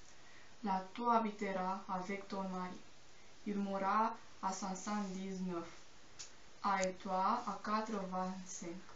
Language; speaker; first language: French; non-native, learner; Romanian